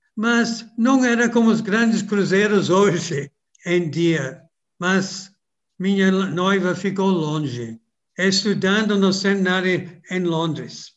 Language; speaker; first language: Portuguese; non-native, fluent; English